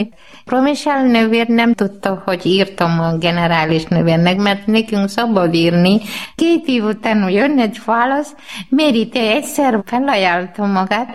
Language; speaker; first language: Hungarian; non-native, learner; Malayalam